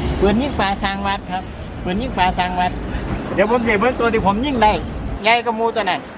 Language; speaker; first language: Thai; non-native, local second language; Northeastern Thai